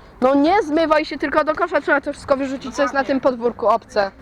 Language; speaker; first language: Polish; native; Polish